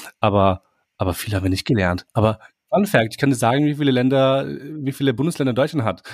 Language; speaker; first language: German; early bilingual, other home language; Albanian